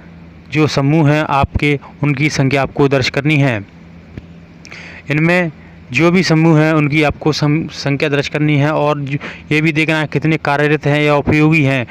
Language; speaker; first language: Hindi; native; Hindi